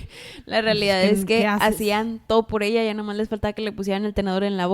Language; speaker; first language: Spanish; native; Spanish